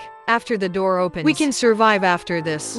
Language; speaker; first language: English; non-native, local second language; Hindi